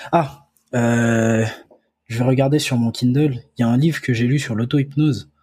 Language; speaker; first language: French; early bilingual, other home language; Akan